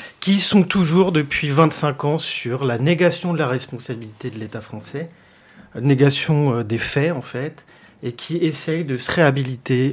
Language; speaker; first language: French; native; French